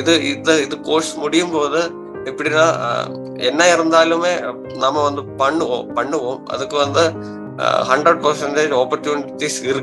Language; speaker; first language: Tamil; non-native, learner; Malayalam